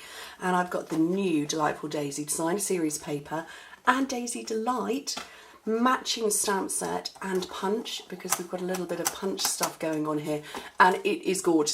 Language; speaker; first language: English; native; English